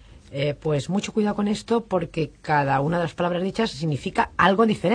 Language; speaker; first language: Spanish; native; Spanish